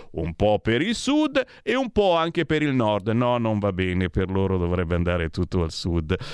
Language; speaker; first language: Italian; native; Italian